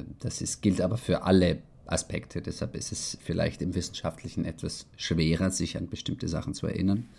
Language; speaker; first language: German; early bilingual, heritage; Italian